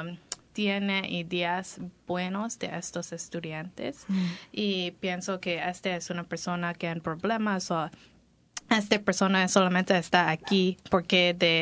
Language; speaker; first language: Spanish; non-native, learner; English